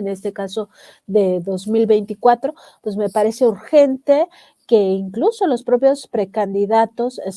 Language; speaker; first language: Spanish; native; Spanish